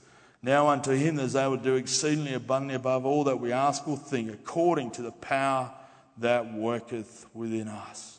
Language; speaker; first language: English; native; English